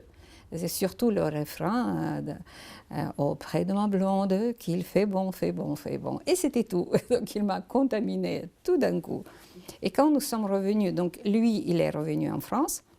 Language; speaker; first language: French; non-native, fluent; Lithuanian